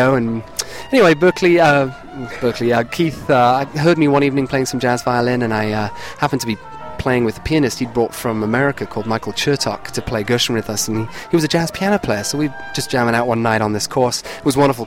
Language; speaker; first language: English; native; English